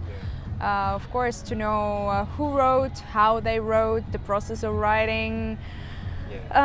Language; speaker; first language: English; non-native, fluent; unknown